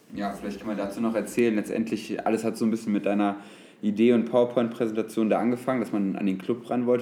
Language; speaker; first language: German; native; German